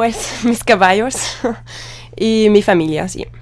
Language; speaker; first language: Spanish; non-native, learner; German